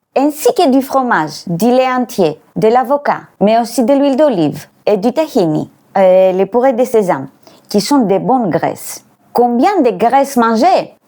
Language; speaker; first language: French; non-native, fluent; Greek